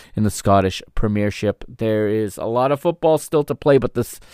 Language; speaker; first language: English; native; English